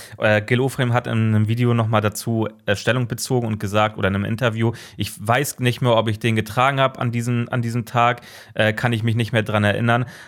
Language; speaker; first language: German; native; German